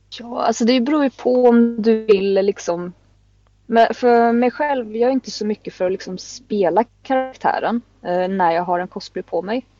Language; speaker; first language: Swedish; native; Swedish